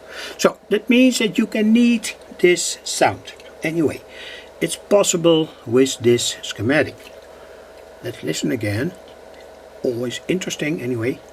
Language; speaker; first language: English; non-native, fluent; Dutch